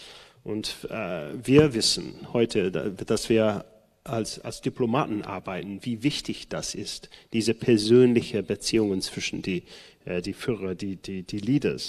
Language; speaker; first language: German; non-native, fluent; English